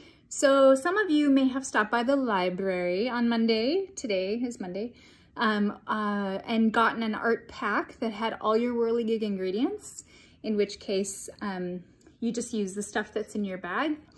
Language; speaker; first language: English; native; English